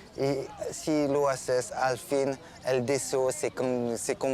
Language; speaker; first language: Spanish; non-native, learner; French